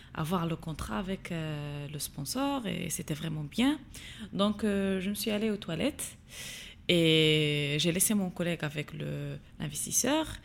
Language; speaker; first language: French; non-native, local second language; Tachelhit